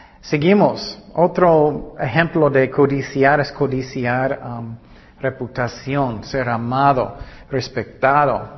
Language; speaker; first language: Spanish; non-native, learner; English